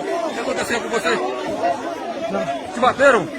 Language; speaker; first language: Portuguese; non-native, learner; Haitian Creole